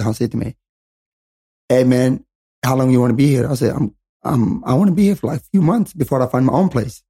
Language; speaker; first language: English; non-native, fluent; Somali